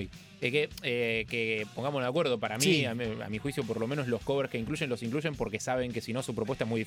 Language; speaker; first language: Spanish; native; Spanish